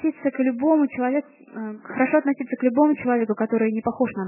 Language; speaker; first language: Russian; native; Russian